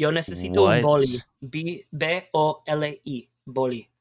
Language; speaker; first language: Spanish; non-native, fluent; English